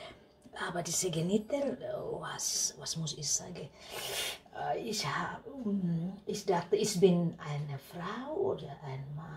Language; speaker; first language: German; non-native, learner; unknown